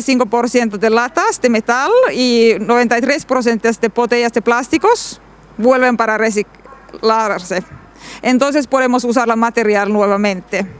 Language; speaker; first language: Spanish; non-native, learner; Finnish